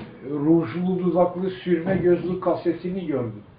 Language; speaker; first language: Turkish; native; Turkish